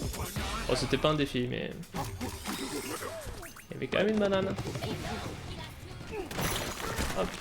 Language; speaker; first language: French; native; French